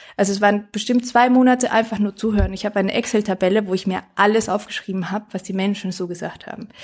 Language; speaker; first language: German; early bilingual, other home language; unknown